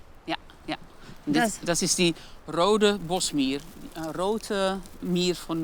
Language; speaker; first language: German; non-native, learner; Dutch